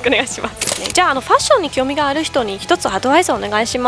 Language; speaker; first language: Japanese; non-native, fluent; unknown